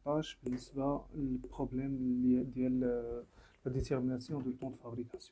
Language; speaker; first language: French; non-native, local second language; Arabic